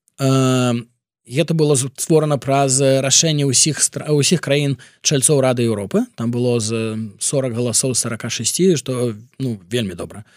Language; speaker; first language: Belarusian; non-native, local second language; Russian